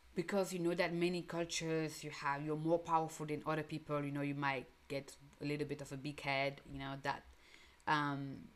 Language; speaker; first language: English; non-native, local second language; French